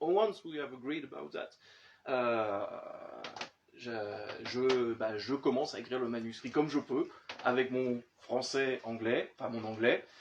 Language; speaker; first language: French; native; French